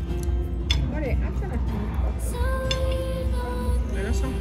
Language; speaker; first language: Italian; native; Italian